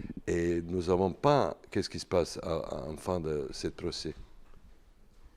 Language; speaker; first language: French; non-native, learner; Serbian